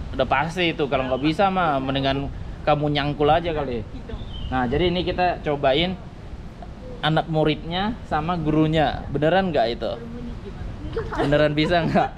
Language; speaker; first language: Indonesian; native; Indonesian